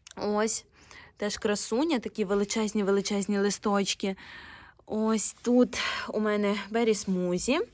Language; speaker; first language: Ukrainian; non-native, local second language; Russian